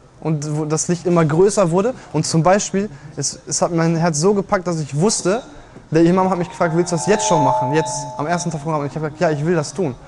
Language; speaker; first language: German; native; German